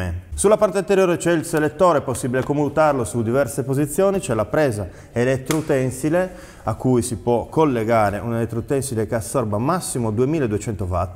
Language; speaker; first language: Italian; native; Italian